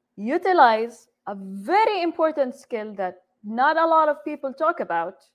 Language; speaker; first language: English; non-native, fluent; Arabic